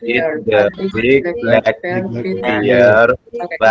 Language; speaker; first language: English; non-native, learner; Indonesian